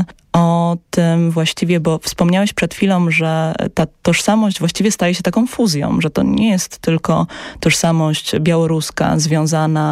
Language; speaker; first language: Polish; native; Polish